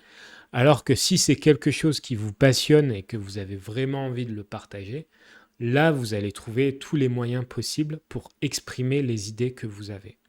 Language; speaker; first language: French; native; French